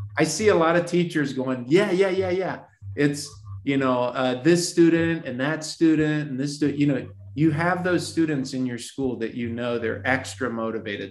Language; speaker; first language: English; native; English